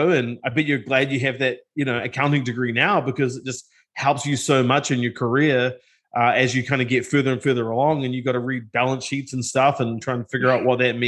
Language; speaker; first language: English; native; English